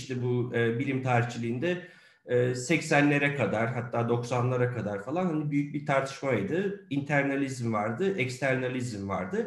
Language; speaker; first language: Turkish; native; Turkish